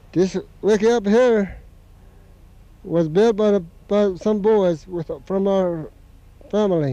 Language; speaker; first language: English; native; English